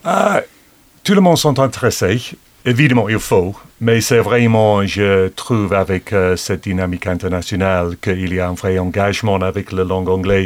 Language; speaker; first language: French; non-native, fluent; English